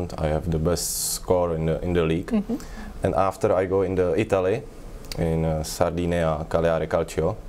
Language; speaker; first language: English; non-native, learner; Czech